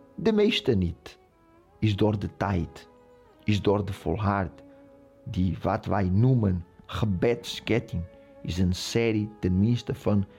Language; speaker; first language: Dutch; non-native, fluent; Portuguese